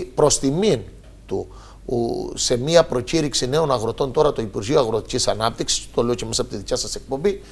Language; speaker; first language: Greek; native; Greek